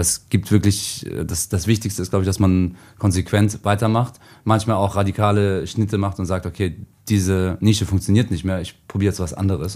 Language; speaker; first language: German; native; German